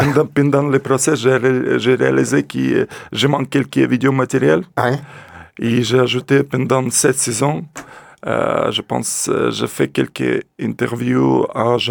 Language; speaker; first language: French; non-native, learner; Russian